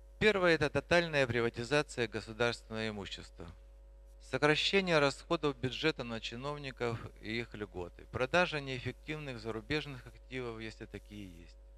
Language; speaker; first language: Russian; non-native, local second language; Georgian